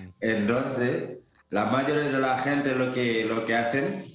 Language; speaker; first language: Spanish; non-native, fluent; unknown